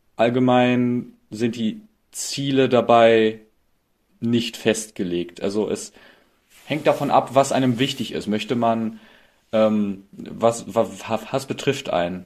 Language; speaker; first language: German; native; German